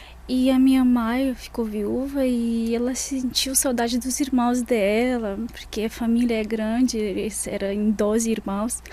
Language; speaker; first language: Portuguese; non-native, fluent; Russian